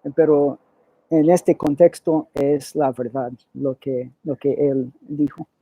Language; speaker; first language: Spanish; early bilingual, other home language; English